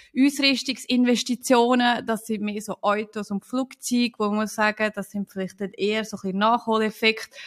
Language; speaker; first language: German; native; German